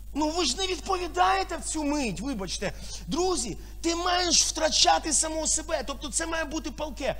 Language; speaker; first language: Ukrainian; non-native, local second language; Russian